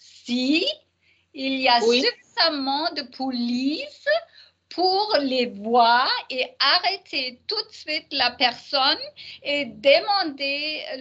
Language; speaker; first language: French; non-native, learner; German